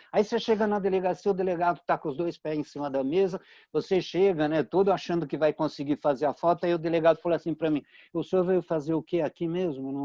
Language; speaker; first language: Portuguese; early bilingual, other home language; Italian